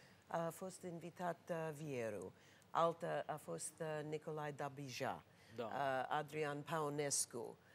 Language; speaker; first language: Romanian; non-native, learner; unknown